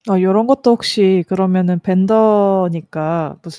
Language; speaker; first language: Korean; native; Korean